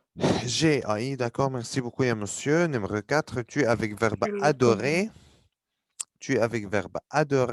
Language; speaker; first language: French; non-native, fluent; Arabic